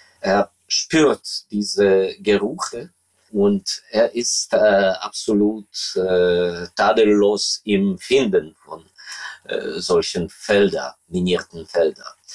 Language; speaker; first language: German; non-native, fluent; Ukrainian